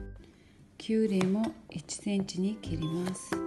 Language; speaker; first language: Japanese; non-native, fluent; Mongolian